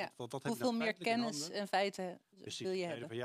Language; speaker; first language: Dutch; native; Dutch